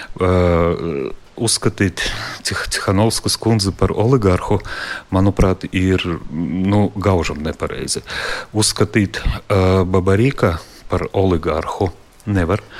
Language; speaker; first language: Latvian; non-native, local second language; Russian